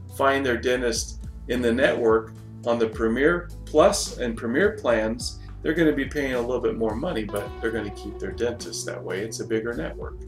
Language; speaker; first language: English; native; English